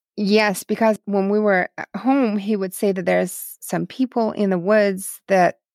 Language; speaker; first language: English; non-native, fluent; Russian